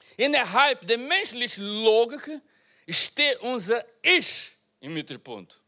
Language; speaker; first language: German; non-native, learner; Portuguese